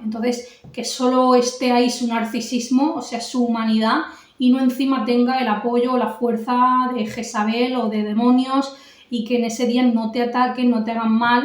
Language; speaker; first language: Spanish; native; Spanish